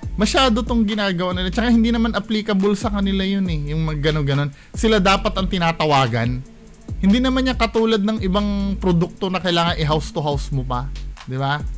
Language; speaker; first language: Filipino; native; Filipino